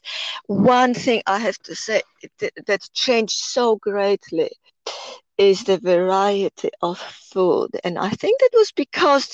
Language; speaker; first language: English; non-native, fluent; Polish